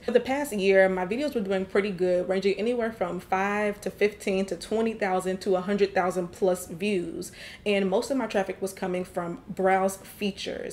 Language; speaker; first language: English; native; English